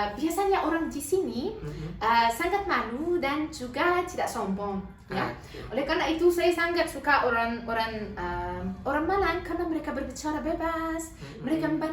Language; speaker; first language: Indonesian; non-native, learner; Arabic